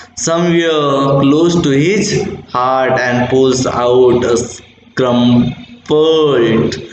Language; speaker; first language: English; non-native, local second language; Marathi